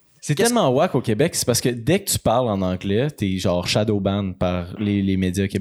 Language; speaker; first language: French; native; French